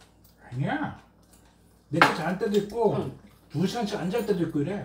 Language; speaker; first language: Korean; native; Korean